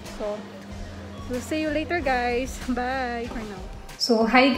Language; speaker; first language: English; non-native, learner; Filipino